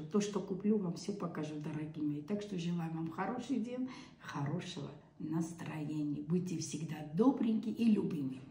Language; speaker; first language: Russian; non-native, local second language; Armenian